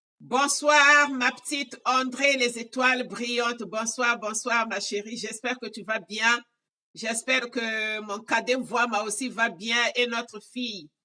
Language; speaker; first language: French; non-native, local second language; Lingala